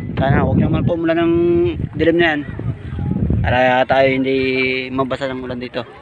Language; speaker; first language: Filipino; native; Filipino